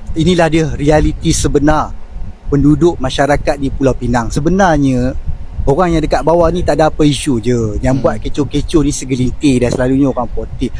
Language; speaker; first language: Malay; native; Malay